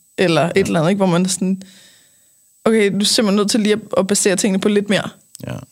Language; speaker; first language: Danish; native; Danish